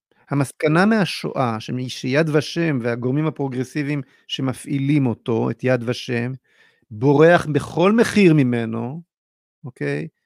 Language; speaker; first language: Hebrew; native; Hebrew